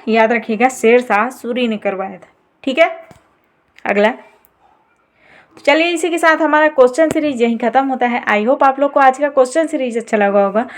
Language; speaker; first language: Hindi; native; Hindi